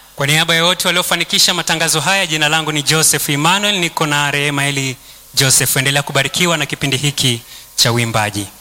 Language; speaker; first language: Swahili; native; Swahili